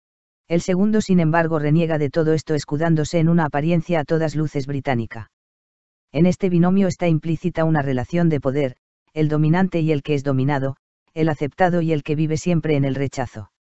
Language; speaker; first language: Spanish; native; Spanish